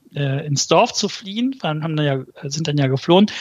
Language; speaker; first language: German; early bilingual, other home language; Turkish